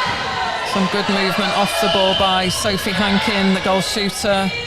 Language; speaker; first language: English; native; English